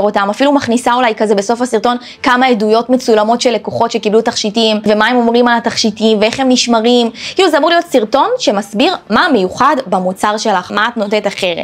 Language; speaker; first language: Hebrew; native; Hebrew